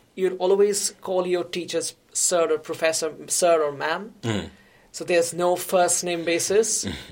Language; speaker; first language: English; non-native, local second language; Bangla